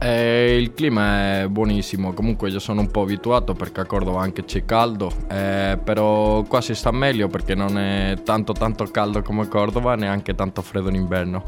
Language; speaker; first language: Italian; non-native, learner; Spanish